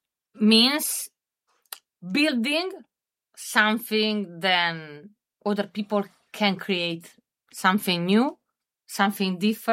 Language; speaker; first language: English; non-native, learner; Italian